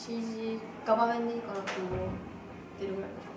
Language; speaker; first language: Japanese; native; Japanese